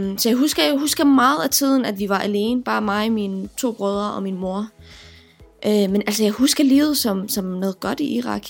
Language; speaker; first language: Danish; early bilingual, other home language; Arabic